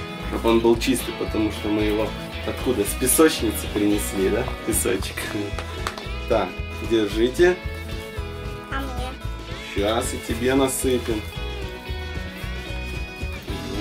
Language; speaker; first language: Russian; native; Russian